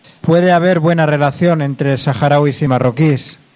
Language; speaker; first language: Spanish; non-native, local second language; Catalan